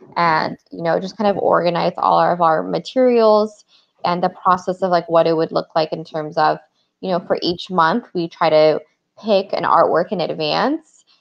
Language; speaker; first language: English; native; English